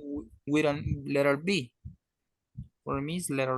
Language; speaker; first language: English; non-native, learner; Spanish